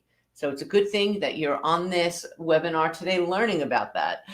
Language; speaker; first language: English; native; English